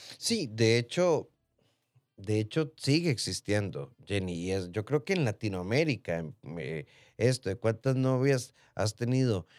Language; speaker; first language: Spanish; native; Spanish